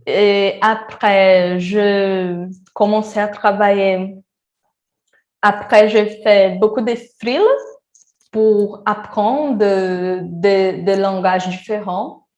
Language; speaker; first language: French; non-native, learner; Portuguese